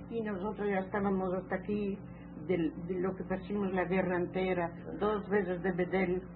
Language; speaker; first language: Spanish; native; Spanish